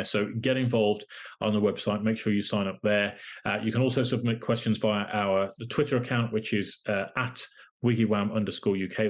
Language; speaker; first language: English; native; English